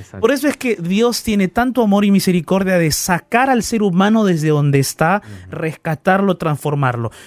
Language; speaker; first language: Spanish; native; Spanish